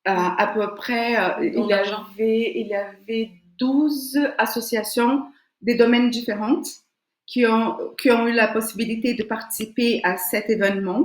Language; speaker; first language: French; non-native, fluent; Portuguese